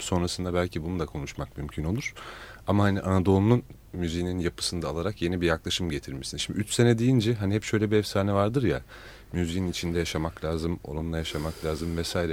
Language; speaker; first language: Turkish; native; Turkish